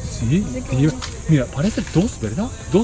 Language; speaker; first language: Spanish; non-native, learner; Japanese